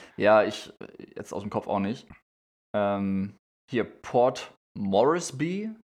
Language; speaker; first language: German; native; German